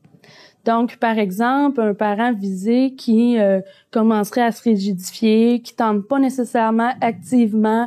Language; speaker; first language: French; native; French